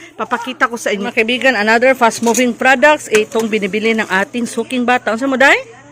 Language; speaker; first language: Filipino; non-native, local second language; Cebuano